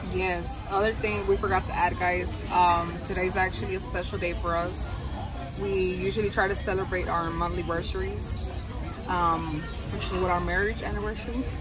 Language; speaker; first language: English; early bilingual, other home language; Spanish